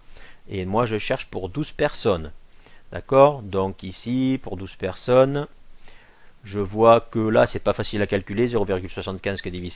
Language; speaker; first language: French; native; French